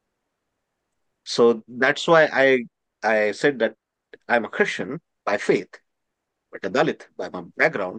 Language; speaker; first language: English; non-native, local second language; Marathi